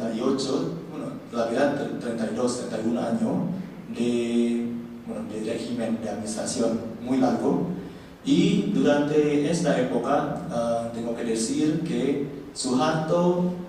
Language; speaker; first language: Spanish; non-native, learner; Indonesian